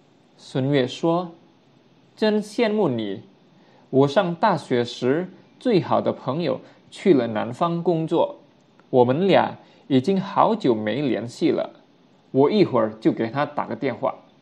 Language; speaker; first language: Chinese; non-native, fluent; Indonesian